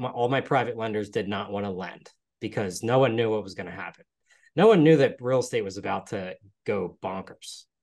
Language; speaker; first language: English; native; English